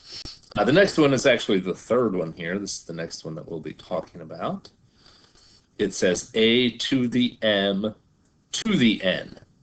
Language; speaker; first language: English; native; English